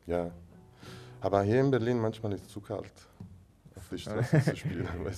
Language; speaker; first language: German; non-native, learner; Italian